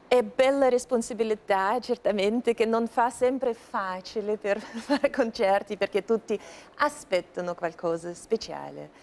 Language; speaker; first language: Italian; non-native, fluent; Russian